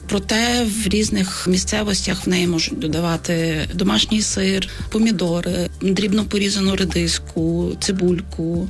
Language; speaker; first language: Ukrainian; native; Ukrainian